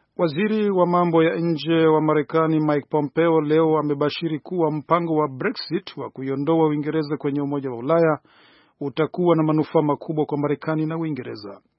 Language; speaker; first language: Swahili; non-native, local second language; Rundi